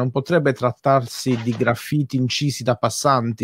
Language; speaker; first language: Italian; native; Italian